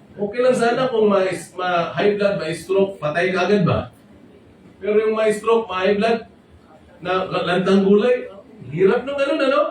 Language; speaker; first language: Filipino; non-native, local second language; Cebuano